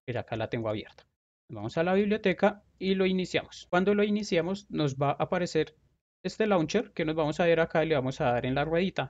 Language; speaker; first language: Spanish; native; Spanish